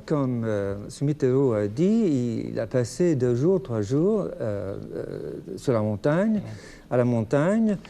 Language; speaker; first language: French; non-native, fluent; English